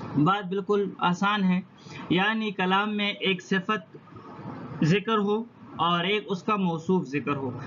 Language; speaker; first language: Urdu; non-native, local second language; Pashto